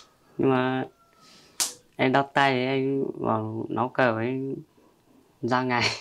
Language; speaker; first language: Vietnamese; non-native, local second language; Hmong